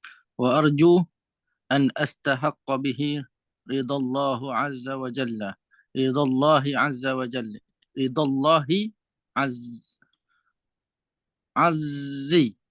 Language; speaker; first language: Arabic; non-native, fluent; Malay